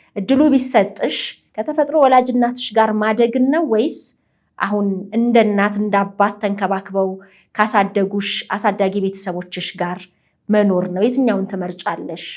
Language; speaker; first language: Amharic; native; Amharic